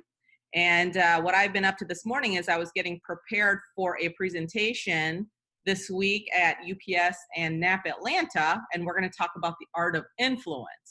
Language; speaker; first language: English; early bilingual, other home language; Korean